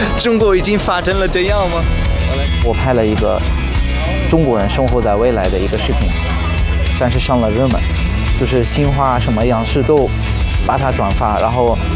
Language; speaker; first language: Chinese; non-native, fluent; Arabic